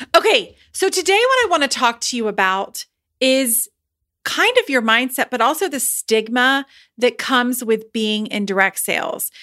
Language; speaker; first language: English; native; English